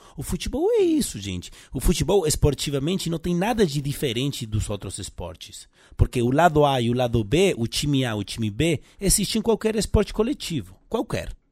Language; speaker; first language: Portuguese; non-native, fluent; Spanish